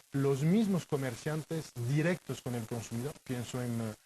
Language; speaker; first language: Spanish; non-native, fluent; French